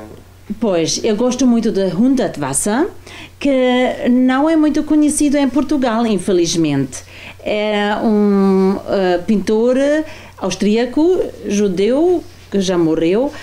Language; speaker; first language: Portuguese; non-native, fluent; German